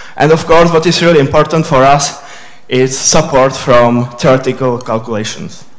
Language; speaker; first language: English; non-native, fluent; Czech